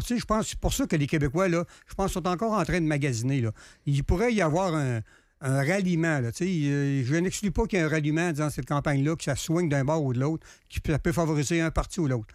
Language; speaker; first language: French; native; French